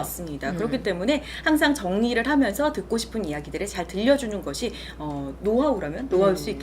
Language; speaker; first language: Korean; native; Korean